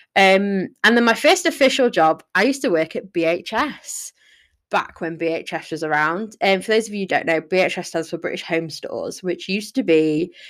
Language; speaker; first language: English; native; English